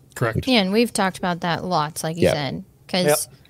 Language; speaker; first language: English; native; English